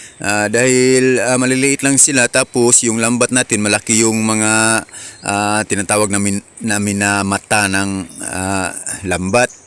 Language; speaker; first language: Filipino; non-native, local second language; Cebuano